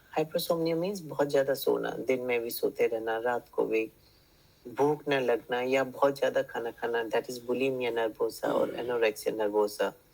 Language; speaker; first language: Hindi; native; Hindi